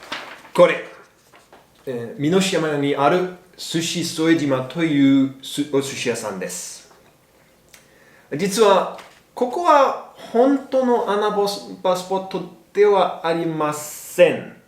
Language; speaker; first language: Japanese; non-native, learner; English